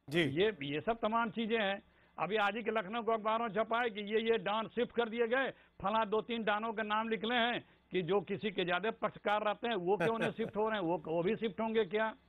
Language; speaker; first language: Hindi; native; Hindi